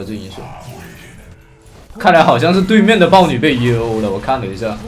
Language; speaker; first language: Chinese; native; Chinese